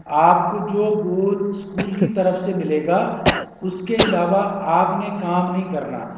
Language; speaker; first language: Urdu; non-native, local second language; Punjabi